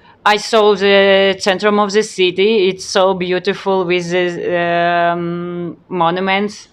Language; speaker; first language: English; non-native, learner; Ukrainian